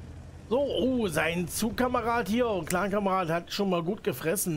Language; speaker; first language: German; native; German